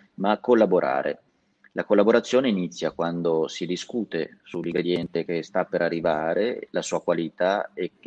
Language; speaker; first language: Italian; native; Italian